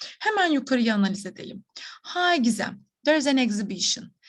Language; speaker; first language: English; non-native, fluent; Turkish